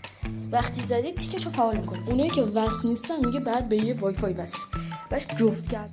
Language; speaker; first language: Persian; native; Persian